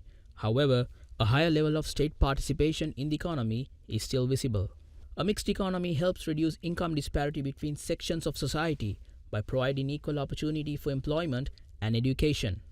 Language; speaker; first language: English; non-native, local second language; Sinhala